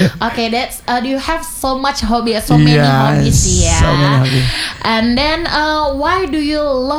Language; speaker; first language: English; non-native, learner; Indonesian